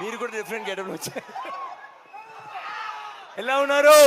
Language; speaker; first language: Telugu; non-native, learner; Tamil